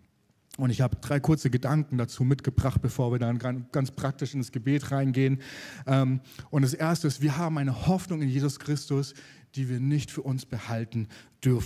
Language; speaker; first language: German; native; German